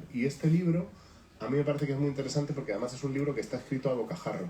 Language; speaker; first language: Spanish; native; Spanish